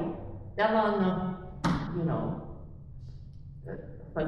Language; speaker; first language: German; early bilingual, heritage; German